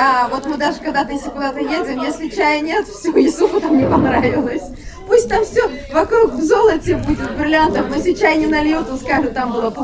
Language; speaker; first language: Russian; native; Russian